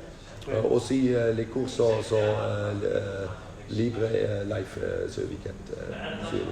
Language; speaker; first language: French; non-native, fluent; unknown